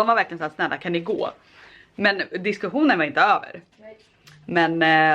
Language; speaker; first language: Swedish; native; Swedish